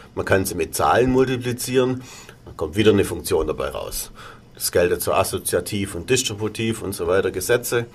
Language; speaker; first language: German; native; German